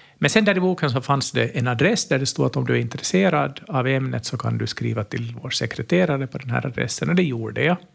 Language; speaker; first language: Swedish; native; Swedish